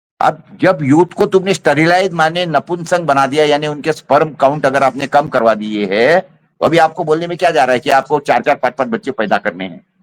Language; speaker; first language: Hindi; non-native, local second language; Marathi